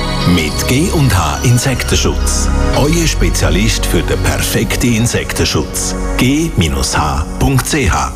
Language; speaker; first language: German; native; German